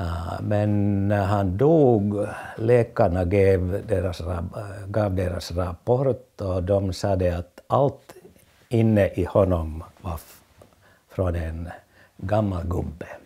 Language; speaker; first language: Swedish; non-native, fluent; Finnish